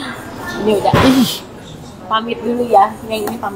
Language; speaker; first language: Indonesian; native; Indonesian